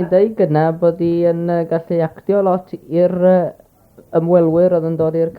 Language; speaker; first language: Welsh; native; Welsh